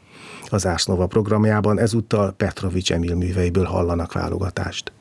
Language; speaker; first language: Hungarian; native; Hungarian